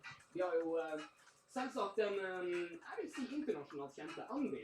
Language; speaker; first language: Norwegian; native; Norwegian